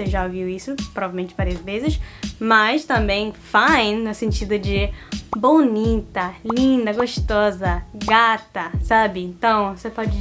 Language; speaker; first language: Portuguese; non-native, fluent; English